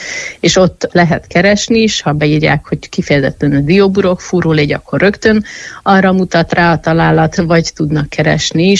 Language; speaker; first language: Hungarian; native; Hungarian